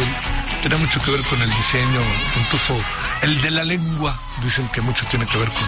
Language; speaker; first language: Spanish; native; Spanish